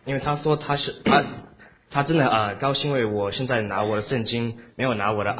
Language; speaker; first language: Chinese; early bilingual, heritage; Chinese